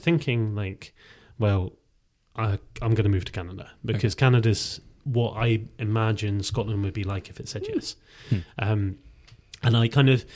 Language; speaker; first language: English; native; English